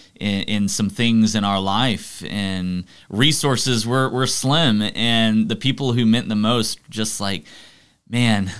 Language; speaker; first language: English; native; English